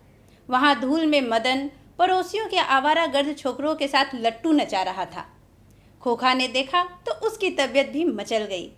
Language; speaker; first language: Hindi; native; Hindi